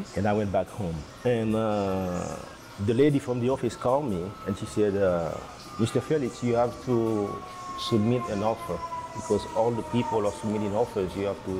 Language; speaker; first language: English; non-native, fluent; Haitian Creole